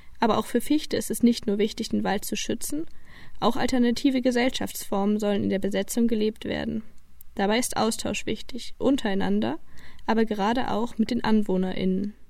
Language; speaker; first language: German; native; German